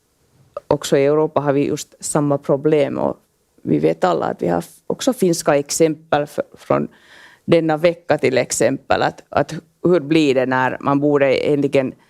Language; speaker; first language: Swedish; non-native, local second language; Finnish